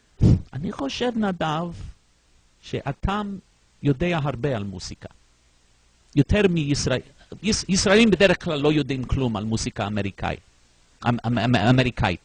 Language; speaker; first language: Hebrew; non-native, fluent; English